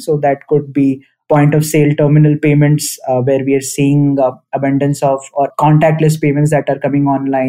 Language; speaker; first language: English; non-native, local second language; Hindi